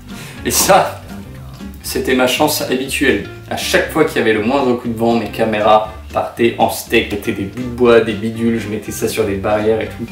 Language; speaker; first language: French; native; French